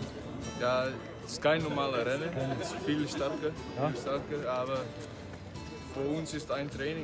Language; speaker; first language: German; non-native, learner; Dutch